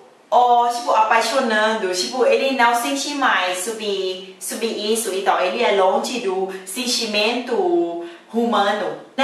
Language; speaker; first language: Portuguese; non-native, fluent; Thai